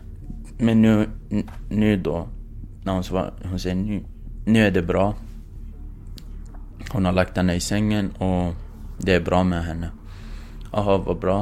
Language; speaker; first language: Swedish; non-native, fluent; Kurdish